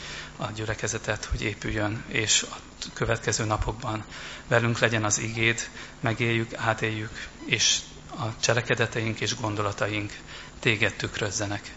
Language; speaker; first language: Hungarian; native; Hungarian